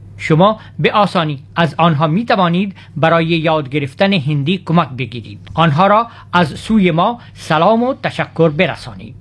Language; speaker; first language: Persian; non-native, fluent; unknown